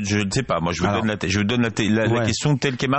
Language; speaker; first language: French; native; French